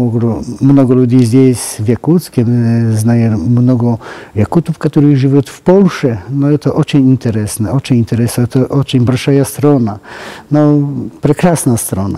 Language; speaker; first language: Russian; non-native, fluent; Polish